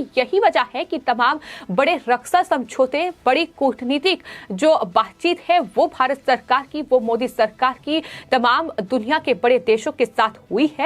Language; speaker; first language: Hindi; native; Hindi